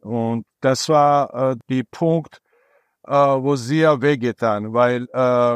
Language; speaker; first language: German; non-native, fluent; Georgian